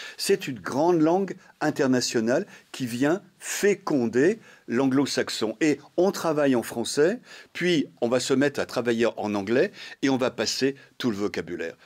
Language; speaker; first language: French; native; French